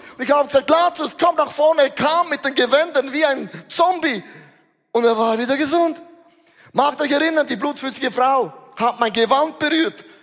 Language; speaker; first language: German; native; German